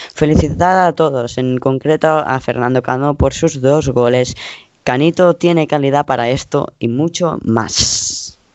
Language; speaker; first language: Spanish; non-native, local second language; Catalan